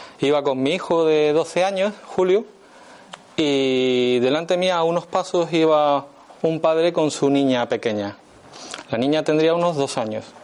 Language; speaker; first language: Spanish; native; Spanish